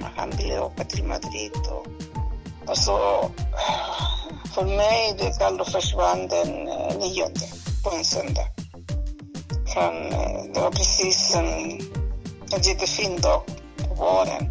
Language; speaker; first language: Swedish; non-native, fluent; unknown